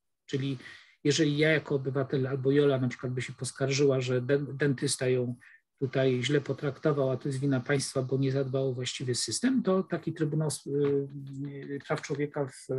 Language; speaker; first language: Polish; native; Polish